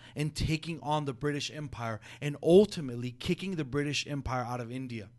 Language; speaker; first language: English; early bilingual, other home language; Spanish